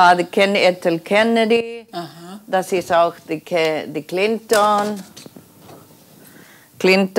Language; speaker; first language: German; non-native, learner; Polish